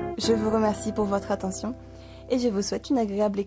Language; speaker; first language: French; native; French